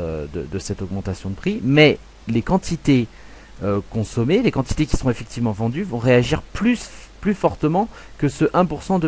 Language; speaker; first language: French; native; French